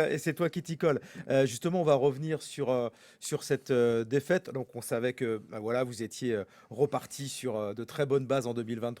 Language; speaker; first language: French; native; French